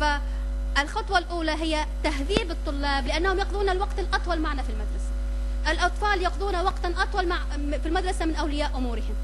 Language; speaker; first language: Arabic; native; Arabic